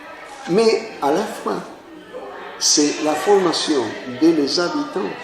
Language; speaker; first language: French; non-native, fluent; Spanish